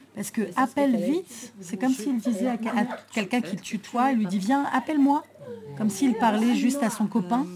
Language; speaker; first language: French; native; French